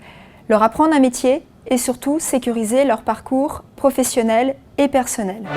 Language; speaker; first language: French; native; French